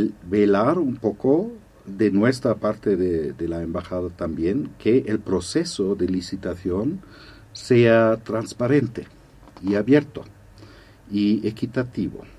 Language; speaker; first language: Spanish; non-native, fluent; German